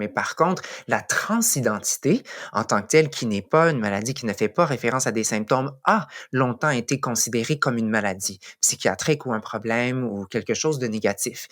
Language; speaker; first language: French; native; French